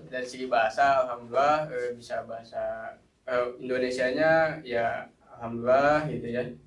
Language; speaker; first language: Indonesian; non-native, local second language; Sundanese